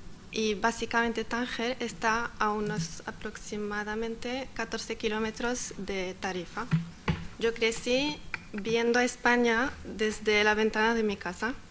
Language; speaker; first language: Spanish; non-native, fluent; Arabic